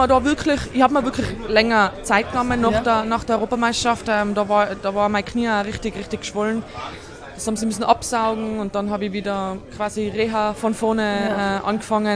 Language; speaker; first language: German; native; German